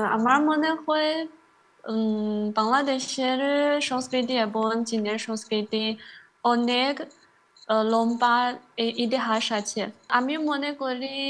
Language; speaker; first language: Bangla; non-native, learner; Chinese